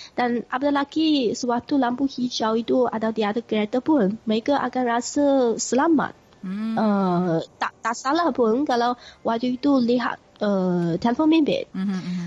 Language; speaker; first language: Malay; non-native, learner; Chinese